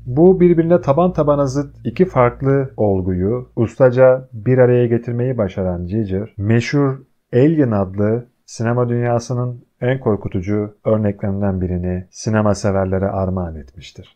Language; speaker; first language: Turkish; native; Turkish